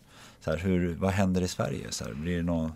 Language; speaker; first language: Swedish; native; Swedish